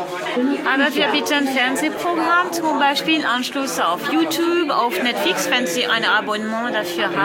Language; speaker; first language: German; non-native, learner; French